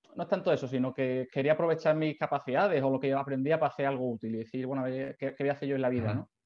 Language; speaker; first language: Spanish; native; Spanish